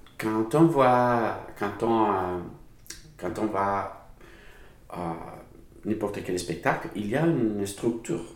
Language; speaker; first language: French; non-native, learner; Spanish